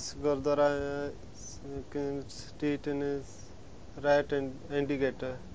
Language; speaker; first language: English; non-native, learner; Punjabi